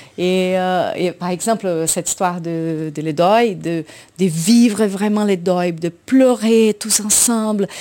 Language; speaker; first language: French; non-native, fluent; Portuguese